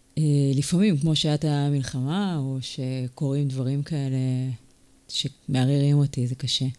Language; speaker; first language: Hebrew; native; Hebrew